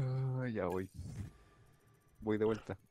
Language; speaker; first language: Spanish; native; Spanish